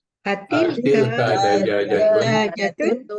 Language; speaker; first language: Arabic; non-native, learner; Malay